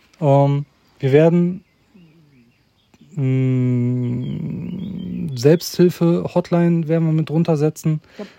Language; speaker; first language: German; native; German